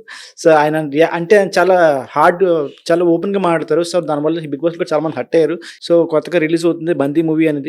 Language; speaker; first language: Telugu; native; Telugu